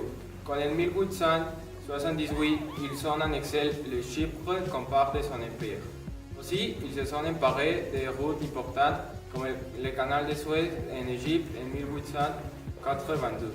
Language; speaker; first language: French; non-native, learner; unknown